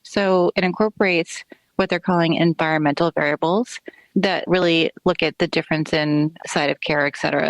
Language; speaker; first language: English; native; English